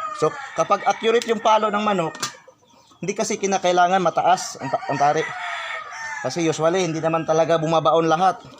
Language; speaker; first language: Filipino; non-native, local second language; Cebuano